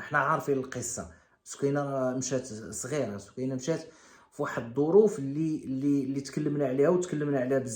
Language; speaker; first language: Arabic; native; Arabic